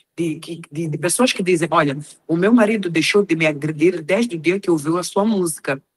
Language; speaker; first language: Portuguese; non-native, local second language; Tsonga